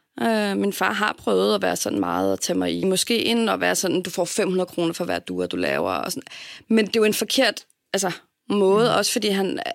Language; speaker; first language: Danish; native; Danish